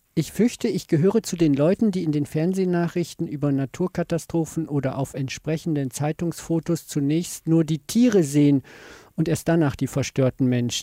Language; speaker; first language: German; native; German